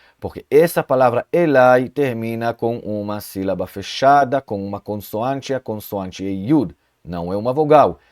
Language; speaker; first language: Portuguese; non-native, fluent; Hebrew